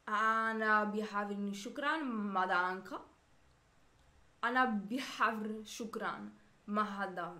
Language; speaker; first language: Arabic; non-native, learner; Swedish